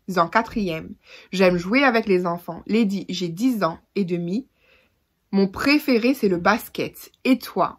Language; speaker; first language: French; native; French